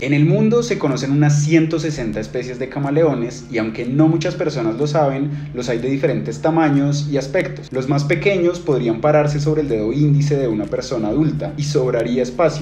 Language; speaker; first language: Spanish; native; Spanish